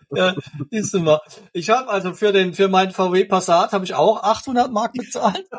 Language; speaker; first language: German; native; German